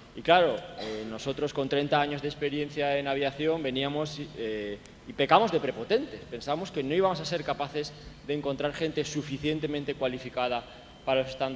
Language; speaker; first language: Spanish; native; Spanish